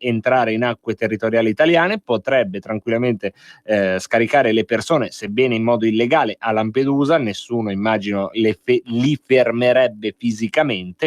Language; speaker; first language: Italian; native; Italian